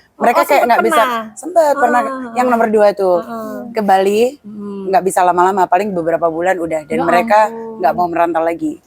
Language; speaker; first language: Indonesian; native; Indonesian